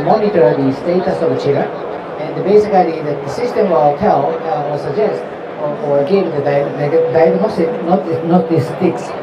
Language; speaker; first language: English; non-native, fluent; Japanese